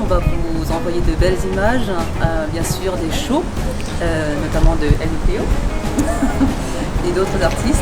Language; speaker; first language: French; native; French